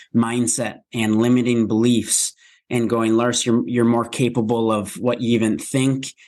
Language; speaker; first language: English; native; English